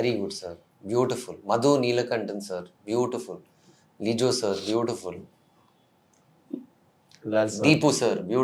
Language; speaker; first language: Malayalam; non-native, learner; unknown